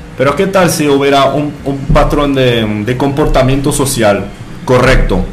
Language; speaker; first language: Spanish; non-native, fluent; French